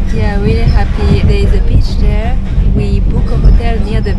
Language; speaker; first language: English; non-native, fluent; French